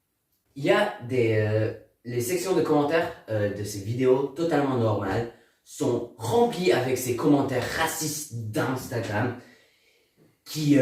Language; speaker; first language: French; non-native, learner; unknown